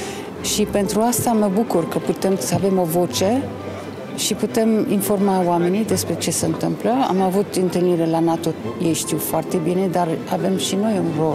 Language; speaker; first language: Romanian; non-native, fluent; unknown